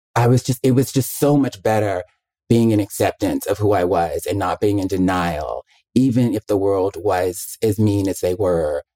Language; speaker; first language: English; native; English